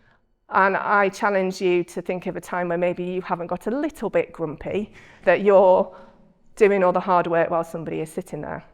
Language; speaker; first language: English; native; English